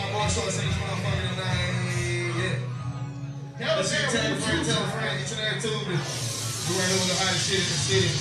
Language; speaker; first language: English; native; English